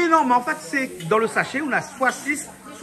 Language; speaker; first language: French; native; French